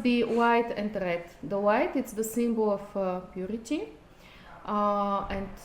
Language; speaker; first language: English; non-native, learner; Bulgarian